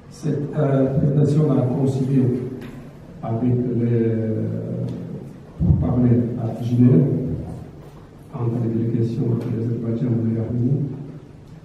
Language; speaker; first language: French; non-native, fluent; Azerbaijani